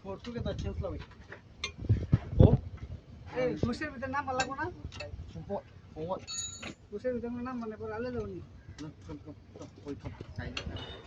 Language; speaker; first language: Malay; non-native, learner; Bangla